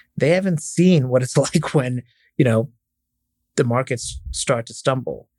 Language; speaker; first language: English; non-native, fluent; Arabic